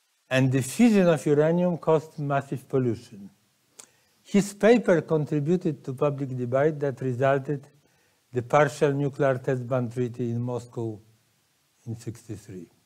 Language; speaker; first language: English; non-native, fluent; Polish